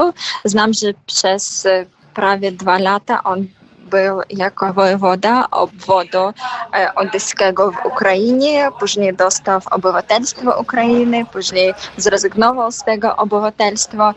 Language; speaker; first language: Polish; non-native, fluent; Ukrainian